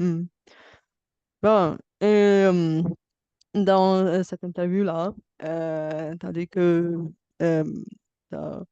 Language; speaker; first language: French; non-native, fluent; Bulgarian